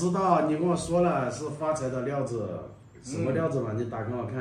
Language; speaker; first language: Chinese; native; Chinese